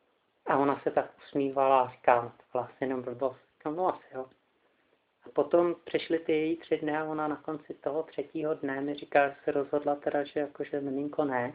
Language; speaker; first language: Czech; native; Czech